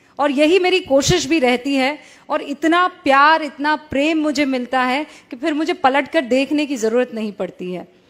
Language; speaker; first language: Hindi; native; Hindi